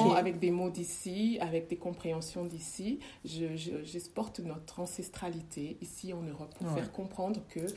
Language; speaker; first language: French; early bilingual, other home language; Kongo